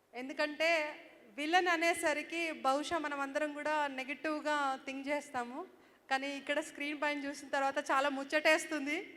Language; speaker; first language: Telugu; native; Telugu